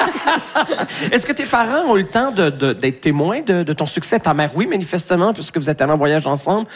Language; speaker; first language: French; native; French